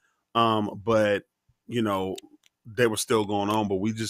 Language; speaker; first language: English; native; English